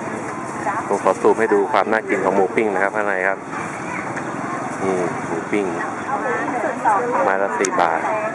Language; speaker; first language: Thai; native; Thai